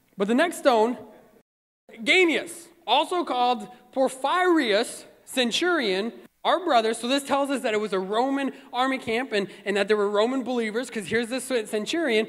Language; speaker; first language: English; native; English